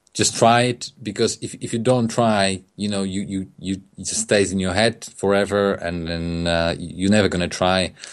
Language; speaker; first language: English; non-native, fluent; Polish